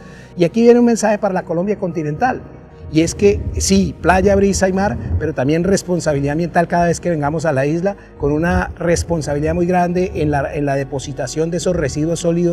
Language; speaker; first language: Spanish; native; Spanish